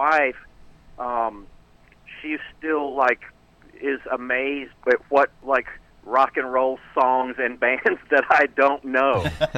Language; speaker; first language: English; native; English